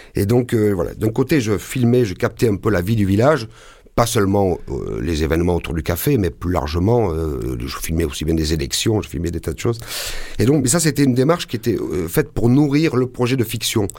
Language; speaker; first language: French; native; French